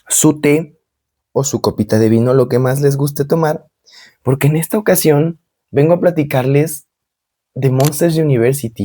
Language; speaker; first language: Spanish; native; Spanish